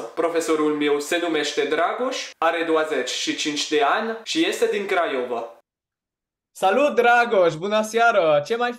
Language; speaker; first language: Romanian; non-native, learner; French